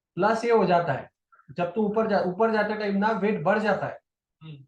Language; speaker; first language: Hindi; non-native, local second language; Marathi